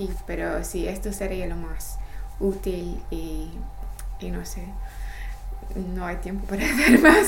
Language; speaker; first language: Spanish; non-native, fluent; English